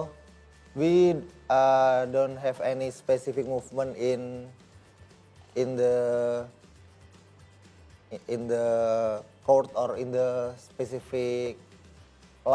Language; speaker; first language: English; non-native, learner; Indonesian